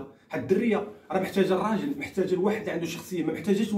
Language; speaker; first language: Arabic; native; Arabic